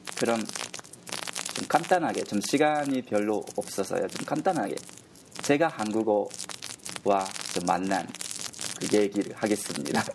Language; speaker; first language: Korean; non-native, fluent; Japanese